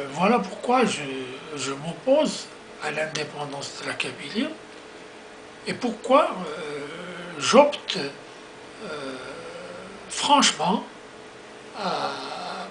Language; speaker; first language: French; non-native, local second language; Kabyle